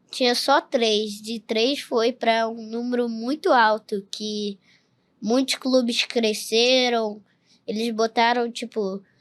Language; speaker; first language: Portuguese; early bilingual, heritage; Portuguese